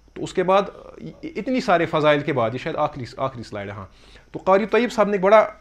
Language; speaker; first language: Urdu; non-native, local second language; Kashmiri